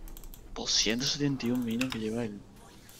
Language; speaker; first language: Spanish; native; Spanish